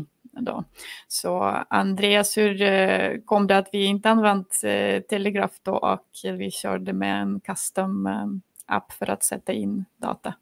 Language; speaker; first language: Swedish; non-native, fluent; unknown